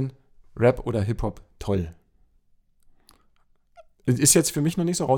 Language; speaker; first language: German; native; German